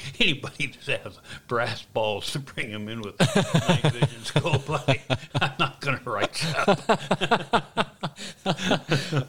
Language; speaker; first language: English; native; English